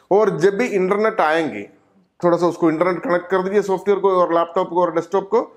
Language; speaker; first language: Hindi; non-native, local second language; Malayalam